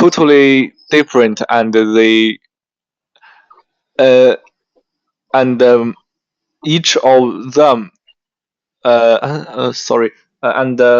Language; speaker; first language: English; non-native, learner; Chinese